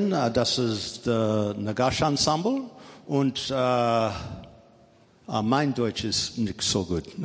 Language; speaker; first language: German; non-native, learner; English